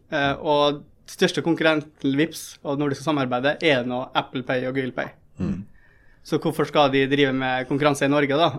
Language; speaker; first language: Norwegian; early bilingual, other home language; Tamil